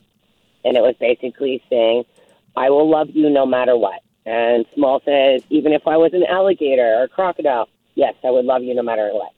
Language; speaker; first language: English; native; English